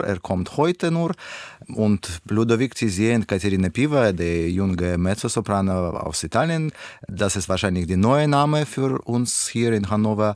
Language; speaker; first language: German; non-native, learner; Russian